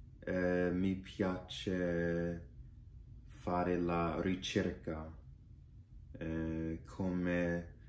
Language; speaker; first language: Italian; non-native, learner; English